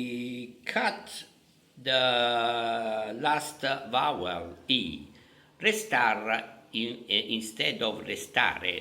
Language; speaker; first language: English; non-native, fluent; Italian